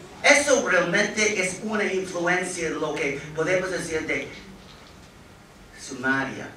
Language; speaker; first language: Spanish; non-native, fluent; English